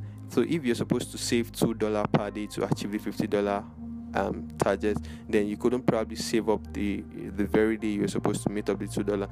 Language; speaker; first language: English; non-native, local second language; Yoruba